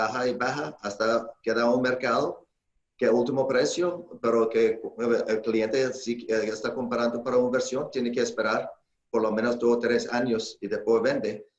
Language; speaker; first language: Spanish; non-native, learner; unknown